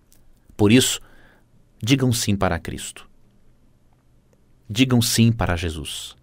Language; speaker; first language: Portuguese; native; Portuguese